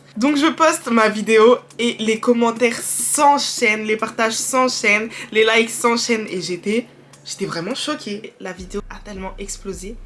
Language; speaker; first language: French; early bilingual, other home language; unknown